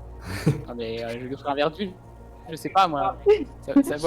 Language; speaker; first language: French; native; French